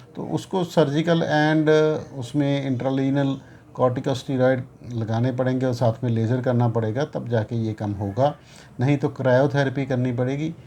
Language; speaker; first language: Hindi; non-native, local second language; Punjabi